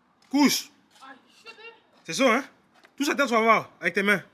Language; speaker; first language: French; native; French